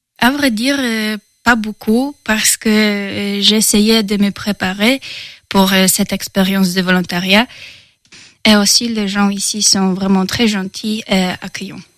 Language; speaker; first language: French; non-native, fluent; Polish